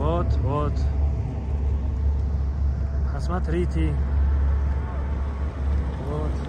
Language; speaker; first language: Russian; non-native, learner; Tajik